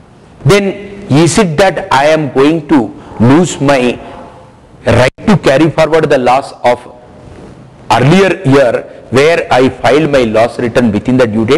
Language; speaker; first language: English; non-native, local second language; Hindi